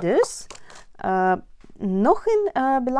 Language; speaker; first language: Dutch; non-native, learner; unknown